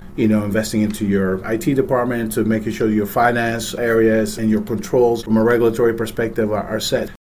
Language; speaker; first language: English; early bilingual, other home language; Spanish